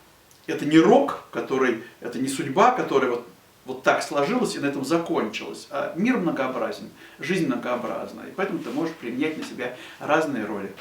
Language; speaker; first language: Russian; native; Russian